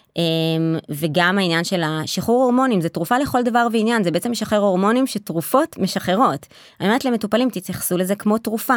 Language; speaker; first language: Hebrew; native; Hebrew